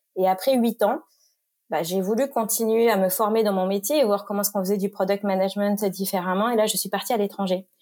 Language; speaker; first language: French; native; French